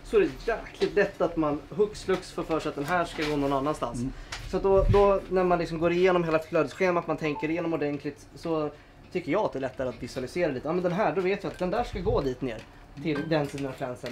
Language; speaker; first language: Swedish; native; Swedish